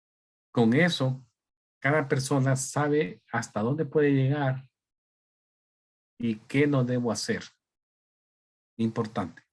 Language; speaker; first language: Spanish; native; Spanish